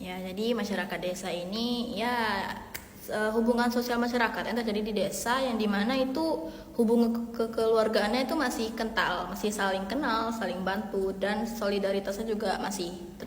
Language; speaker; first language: Indonesian; native; Indonesian